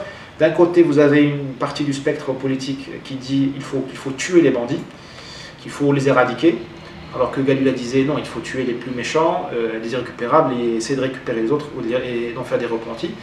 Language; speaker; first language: French; non-native, local second language; Arabic